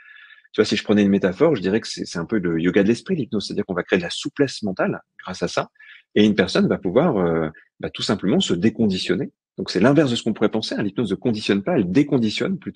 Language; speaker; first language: French; native; French